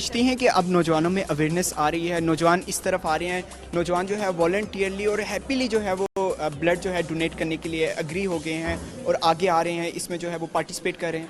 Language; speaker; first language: Urdu; native; Urdu